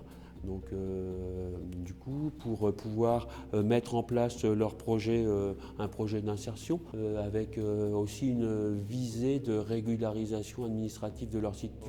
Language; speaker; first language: French; native; French